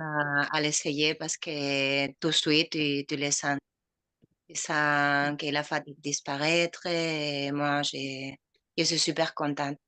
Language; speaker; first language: French; non-native, fluent; Spanish